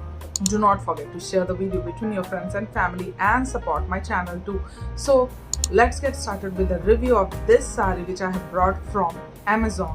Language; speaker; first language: English; non-native, local second language; Hindi